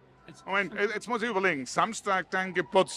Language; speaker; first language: German; native; German